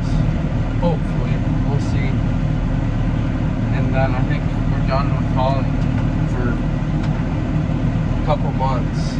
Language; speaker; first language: English; native; English